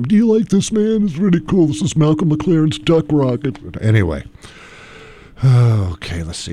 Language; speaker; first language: English; native; English